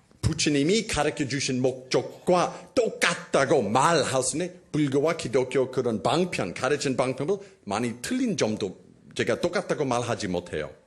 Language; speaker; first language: Korean; non-native, fluent; English